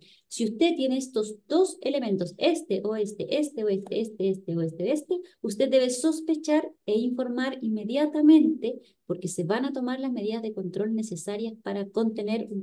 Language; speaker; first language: Spanish; native; Spanish